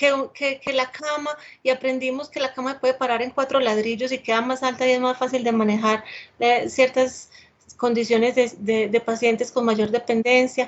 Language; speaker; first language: Spanish; native; Spanish